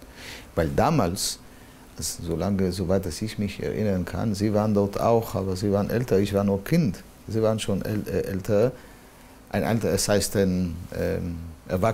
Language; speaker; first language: German; non-native, fluent; Hebrew